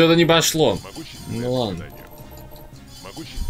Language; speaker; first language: Russian; native; Russian